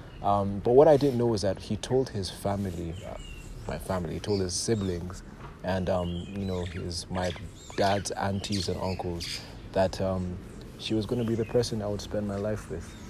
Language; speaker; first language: English; non-native, local second language; Yoruba